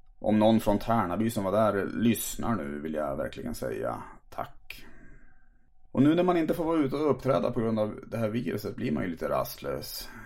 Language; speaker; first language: Swedish; native; Swedish